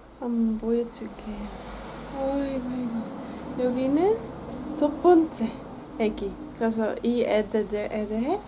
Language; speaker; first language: Korean; non-native, fluent; Dutch